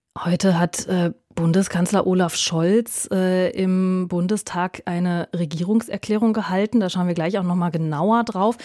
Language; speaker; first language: German; native; German